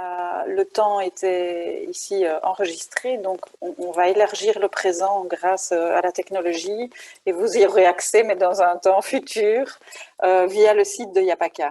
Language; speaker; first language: French; native; French